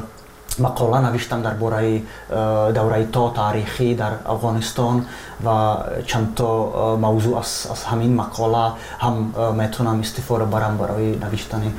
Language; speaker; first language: Persian; non-native, fluent; Czech